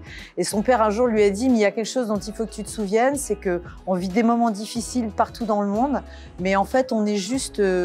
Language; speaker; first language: French; native; French